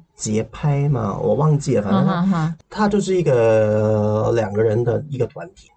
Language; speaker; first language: Chinese; non-native, fluent; Cantonese